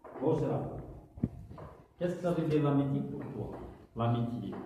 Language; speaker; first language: French; non-native, local second language; Kabyle